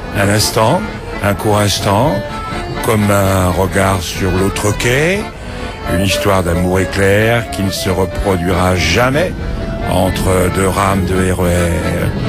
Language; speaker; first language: French; native; French